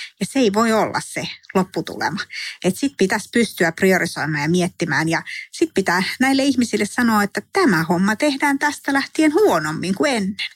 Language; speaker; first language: Finnish; native; Finnish